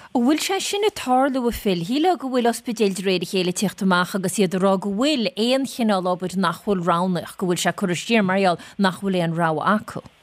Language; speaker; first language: Irish; native; Irish